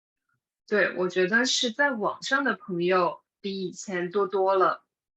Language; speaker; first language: Chinese; non-native, fluent; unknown